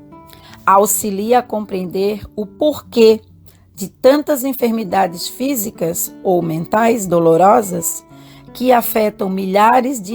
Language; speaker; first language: Portuguese; native; Portuguese